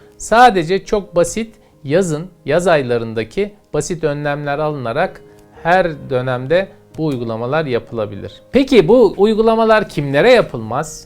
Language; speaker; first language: Turkish; native; Turkish